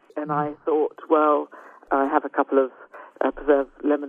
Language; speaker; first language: English; native; English